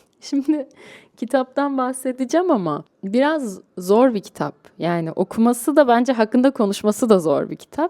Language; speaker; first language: Turkish; native; Turkish